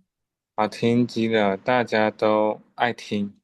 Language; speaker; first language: Chinese; non-native, learner; Burmese